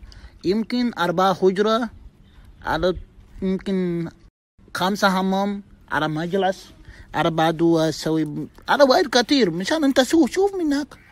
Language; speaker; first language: Arabic; non-native, learner; Bangla